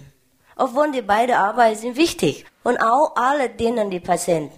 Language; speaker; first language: German; non-native, learner; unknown